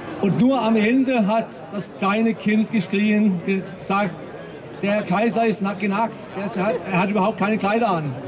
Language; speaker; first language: German; non-native, fluent; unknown